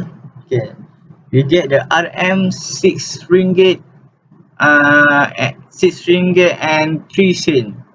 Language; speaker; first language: English; non-native, learner; Malay